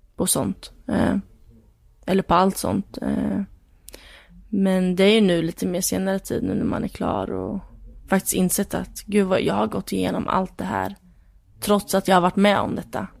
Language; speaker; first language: Swedish; native; Swedish